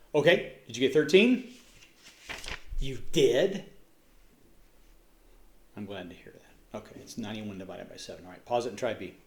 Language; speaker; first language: English; native; English